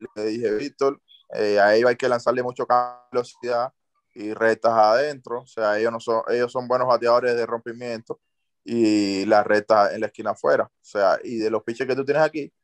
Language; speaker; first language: Spanish; native; Spanish